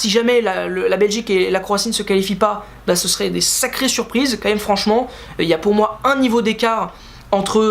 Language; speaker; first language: French; native; French